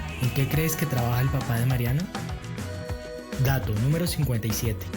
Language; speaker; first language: Spanish; native; Spanish